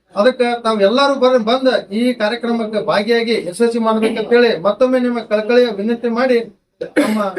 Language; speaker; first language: Kannada; non-native, local second language; Lambadi